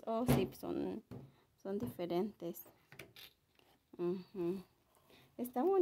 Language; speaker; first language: Spanish; native; Spanish